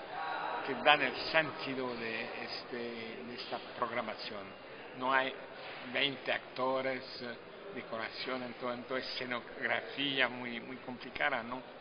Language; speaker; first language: Spanish; non-native, fluent; French